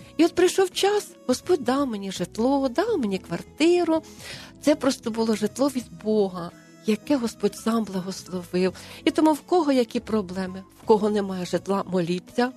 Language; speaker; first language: Ukrainian; native; Ukrainian